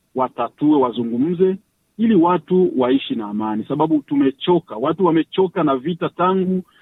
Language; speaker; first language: Swahili; native; Swahili